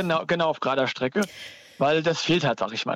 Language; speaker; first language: German; native; German